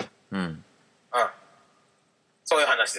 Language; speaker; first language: Japanese; native; Japanese